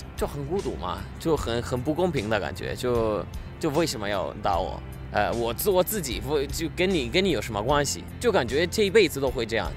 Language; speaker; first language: Chinese; non-native, fluent; Spanish